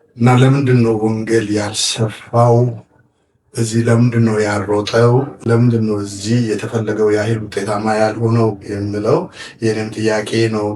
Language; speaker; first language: Amharic; non-native, local second language; Wolaytta